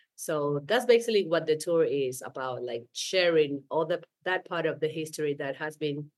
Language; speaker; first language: English; non-native, fluent; Spanish